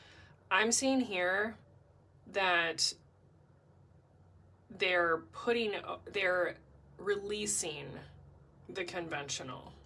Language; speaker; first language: English; native; English